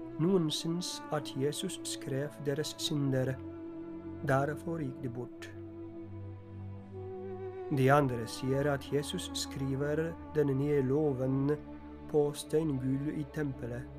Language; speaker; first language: Norwegian; non-native, fluent; Polish